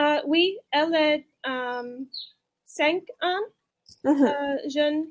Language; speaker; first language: French; non-native, learner; English